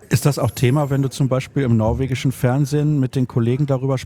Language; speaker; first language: German; native; German